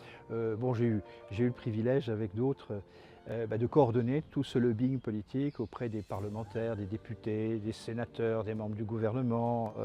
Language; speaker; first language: French; native; French